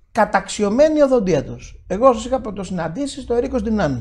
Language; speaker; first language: Greek; native; Greek